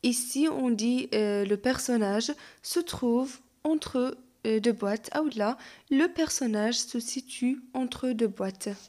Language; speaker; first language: French; non-native, local second language; Arabic